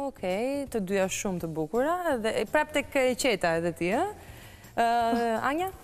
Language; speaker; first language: Albanian; native; Albanian